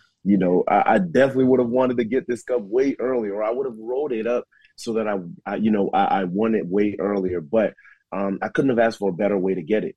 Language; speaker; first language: English; native; English